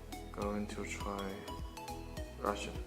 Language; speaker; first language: English; non-native, learner; Chinese